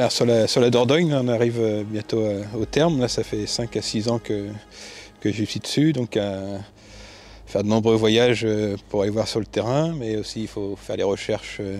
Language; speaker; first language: French; native; French